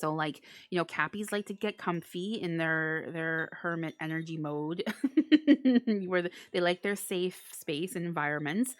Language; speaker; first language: English; native; English